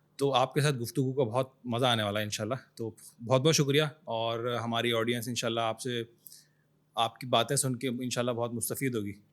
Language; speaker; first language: Urdu; native; Urdu